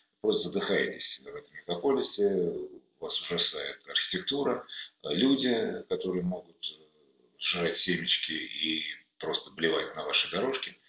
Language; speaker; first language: Russian; native; Russian